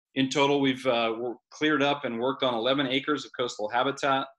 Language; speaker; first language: English; native; English